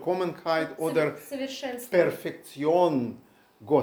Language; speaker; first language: German; non-native, learner; Russian